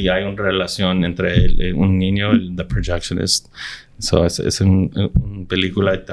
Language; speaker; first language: Spanish; early bilingual, heritage; English